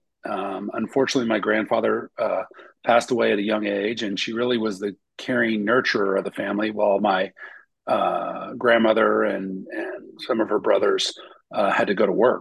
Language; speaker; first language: English; native; English